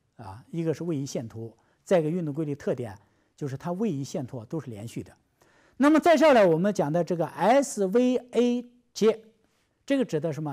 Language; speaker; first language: Chinese; native; Chinese